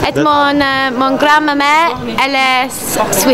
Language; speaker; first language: French; non-native, learner; English